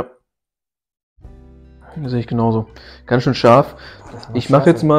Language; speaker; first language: German; native; German